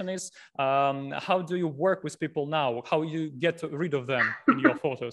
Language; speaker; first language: English; non-native, fluent; Ukrainian